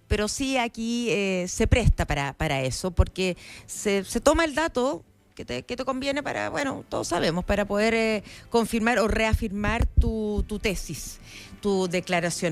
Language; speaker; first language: Spanish; native; Spanish